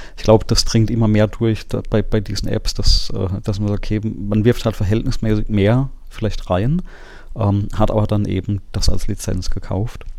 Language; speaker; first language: German; native; German